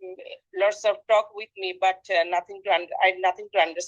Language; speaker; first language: English; non-native, learner; Bangla